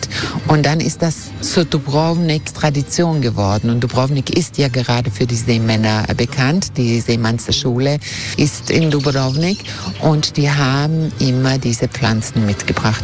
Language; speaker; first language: German; non-native, fluent; Croatian